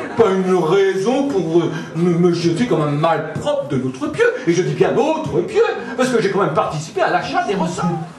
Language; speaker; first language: French; native; French